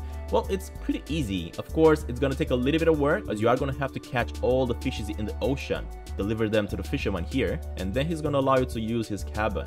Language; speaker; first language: English; non-native, fluent; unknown